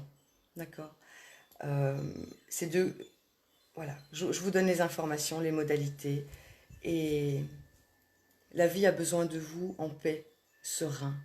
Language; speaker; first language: French; native; French